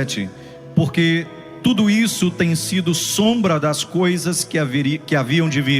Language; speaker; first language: Portuguese; native; Portuguese